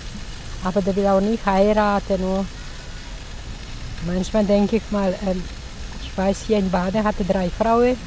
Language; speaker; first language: German; non-native, learner; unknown